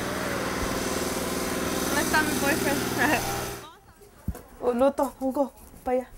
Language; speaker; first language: Spanish; non-native, local second language; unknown